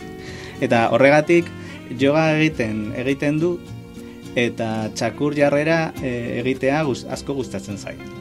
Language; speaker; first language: Basque; non-native, learner; Spanish